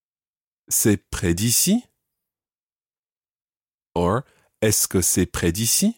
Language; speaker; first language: French; non-native, fluent; English